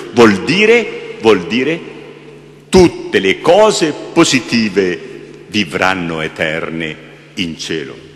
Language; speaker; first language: Italian; native; Italian